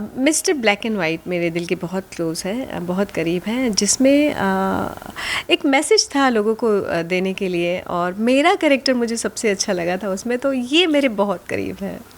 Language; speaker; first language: Hindi; non-native, local second language; Gujarati